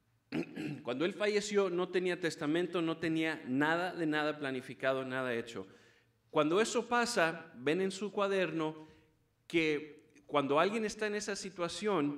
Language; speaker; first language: Spanish; early bilingual, heritage; Spanish